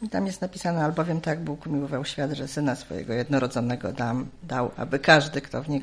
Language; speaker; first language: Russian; non-native, learner; Polish